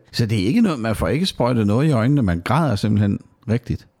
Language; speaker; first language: Danish; native; Danish